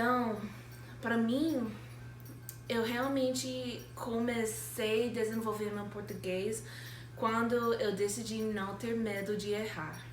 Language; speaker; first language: Portuguese; non-native, fluent; English